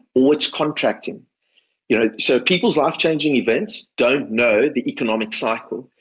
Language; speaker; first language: English; native; English